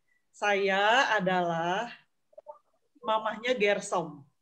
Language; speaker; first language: Indonesian; native; Indonesian